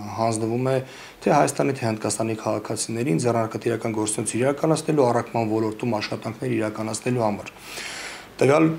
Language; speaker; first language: Armenian; native; Armenian